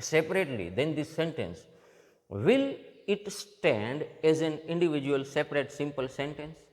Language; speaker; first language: English; non-native, local second language; Gujarati